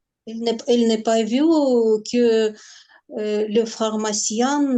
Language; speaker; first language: French; non-native, learner; Ukrainian